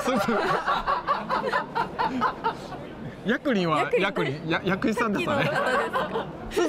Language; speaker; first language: Japanese; native; Japanese